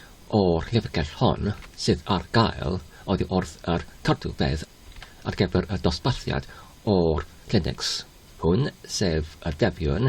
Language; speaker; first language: Welsh; non-native, learner; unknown